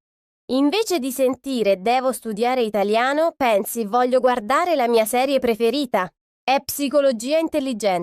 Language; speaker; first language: Italian; non-native, fluent; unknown